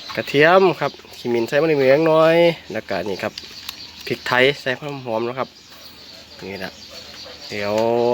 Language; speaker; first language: Thai; native; Thai